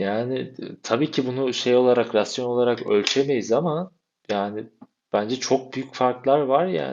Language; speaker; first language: Turkish; native; Turkish